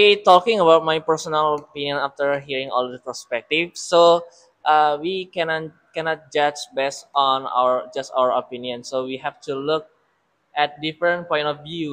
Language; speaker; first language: English; non-native, fluent; Indonesian